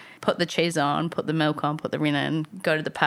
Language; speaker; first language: English; native; English